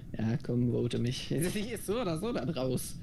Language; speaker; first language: German; native; German